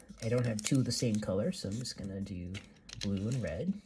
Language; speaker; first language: English; native; English